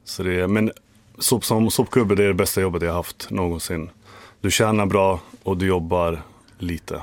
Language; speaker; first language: Swedish; early bilingual, other home language; Finnish